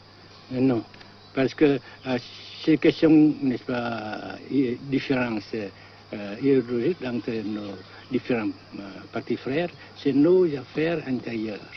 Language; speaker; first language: French; non-native, fluent; Vietnamese